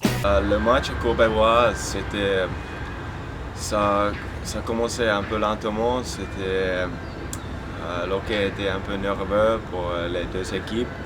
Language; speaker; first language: French; non-native, fluent; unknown